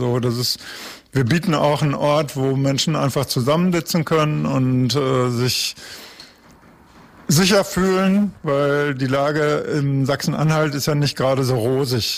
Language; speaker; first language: German; native; German